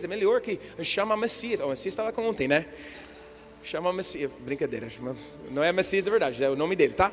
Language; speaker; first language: Portuguese; non-native, learner; English